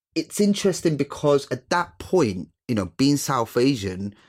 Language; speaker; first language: English; native; English